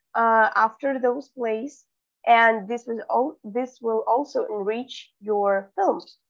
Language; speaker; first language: English; non-native, fluent; Russian